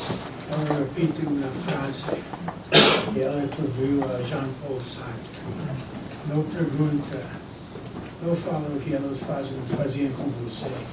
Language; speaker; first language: Portuguese; non-native, fluent; Spanish